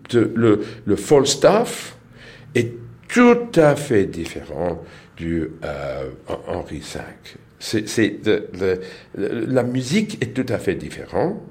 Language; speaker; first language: French; non-native, learner; English